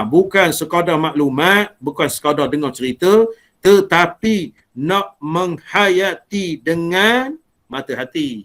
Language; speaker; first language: Malay; native; Malay